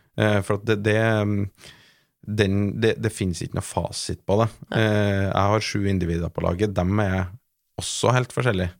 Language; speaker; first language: Norwegian; native; Norwegian